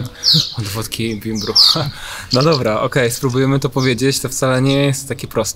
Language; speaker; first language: Polish; native; Polish